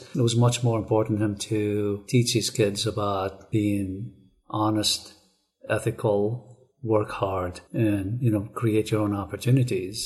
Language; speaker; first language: English; non-native, fluent; Arabic